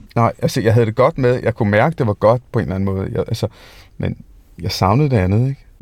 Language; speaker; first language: Danish; early bilingual, other home language; Hindi